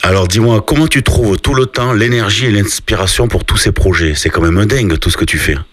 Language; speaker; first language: French; native; French